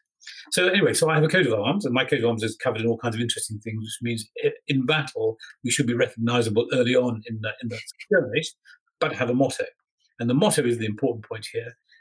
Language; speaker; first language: English; native; English